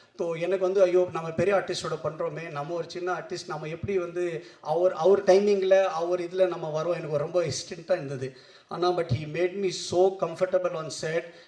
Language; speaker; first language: Tamil; non-native, local second language; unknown